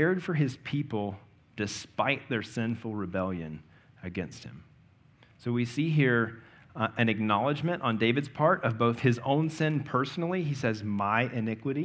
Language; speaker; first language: English; native; English